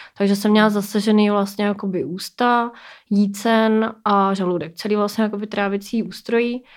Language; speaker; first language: Czech; native; Czech